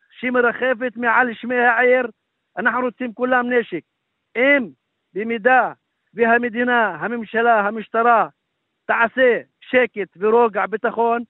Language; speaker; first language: Hebrew; non-native, local second language; Arabic